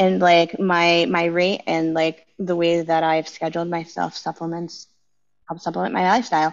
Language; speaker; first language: English; native; English